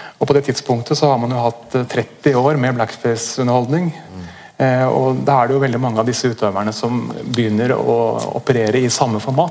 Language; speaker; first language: Norwegian; native; Norwegian